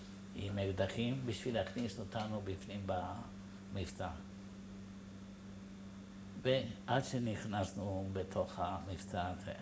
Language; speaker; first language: Hebrew; non-native, fluent; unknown